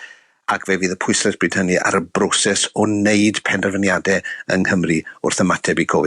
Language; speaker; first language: Welsh; native; Welsh